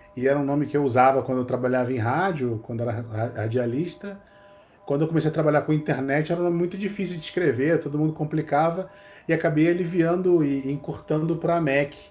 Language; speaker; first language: Portuguese; native; Portuguese